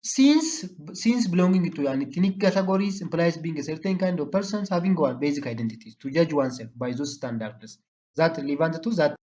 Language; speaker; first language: English; non-native, local second language; Amharic